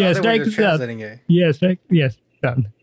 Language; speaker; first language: English; non-native, learner; Japanese